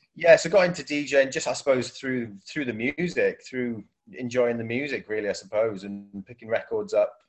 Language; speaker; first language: English; native; English